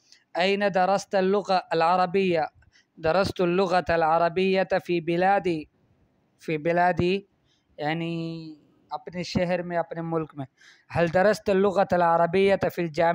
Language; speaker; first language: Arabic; non-native, fluent; Urdu